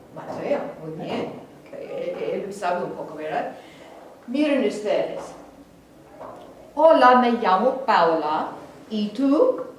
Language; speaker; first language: Spanish; non-native, fluent; English